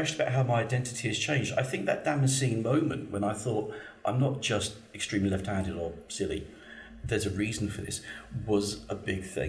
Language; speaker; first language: English; native; English